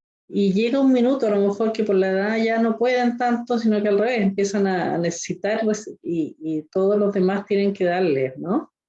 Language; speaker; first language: Spanish; native; Spanish